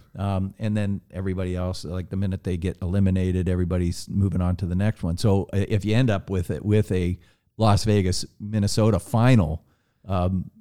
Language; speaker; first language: English; native; English